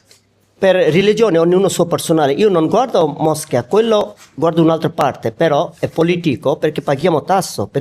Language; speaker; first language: Italian; non-native, learner; Bangla